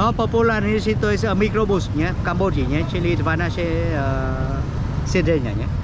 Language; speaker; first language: Polish; non-native, learner; Khmer